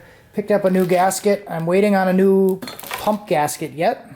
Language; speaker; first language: English; native; English